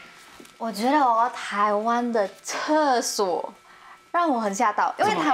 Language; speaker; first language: Chinese; non-native, fluent; Indonesian